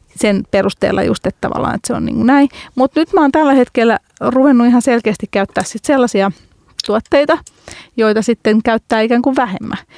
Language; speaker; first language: Finnish; early bilingual, other home language; Hungarian